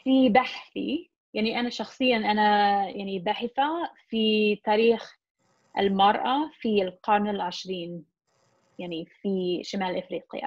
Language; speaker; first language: Arabic; non-native, fluent; English